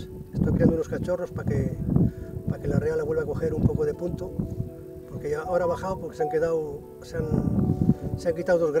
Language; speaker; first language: Spanish; native; Spanish